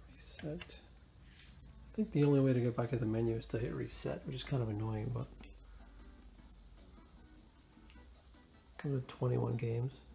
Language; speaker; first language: English; native; English